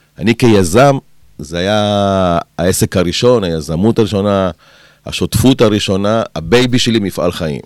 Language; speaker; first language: Hebrew; early bilingual, other home language; Spanish